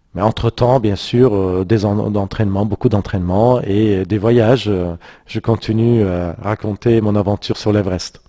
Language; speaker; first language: French; non-native, local second language; Armenian